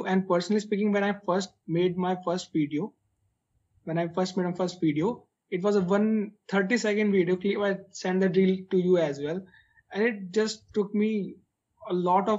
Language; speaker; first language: English; non-native, local second language; Hindi